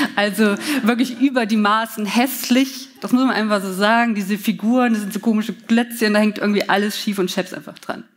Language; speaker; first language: German; early bilingual, other home language; Polish